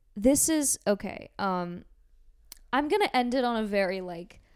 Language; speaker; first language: English; non-native, fluent; Korean